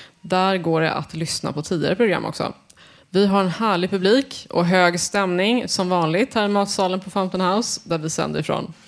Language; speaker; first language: Swedish; native; Swedish